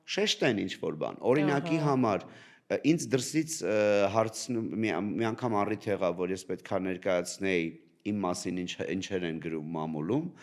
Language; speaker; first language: Armenian; native; Armenian